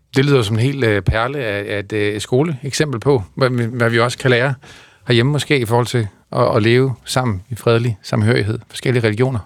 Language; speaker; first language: Danish; native; Danish